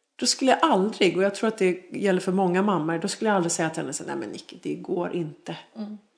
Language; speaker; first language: Swedish; native; Swedish